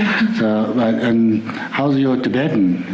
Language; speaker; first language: English; non-native, learner; Tibetan